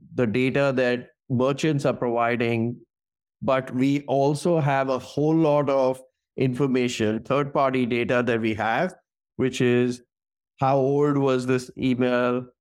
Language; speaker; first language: English; non-native, local second language; Hindi